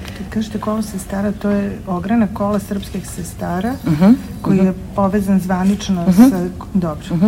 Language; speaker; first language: Serbian; native; Serbian